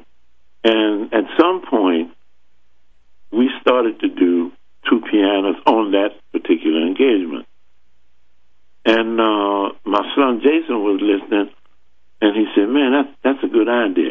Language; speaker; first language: English; native; English